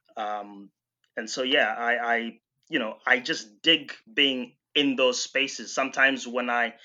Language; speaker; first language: English; non-native, local second language; Shona